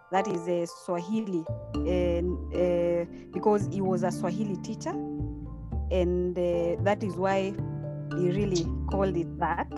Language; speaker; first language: English; non-native, local second language; Meru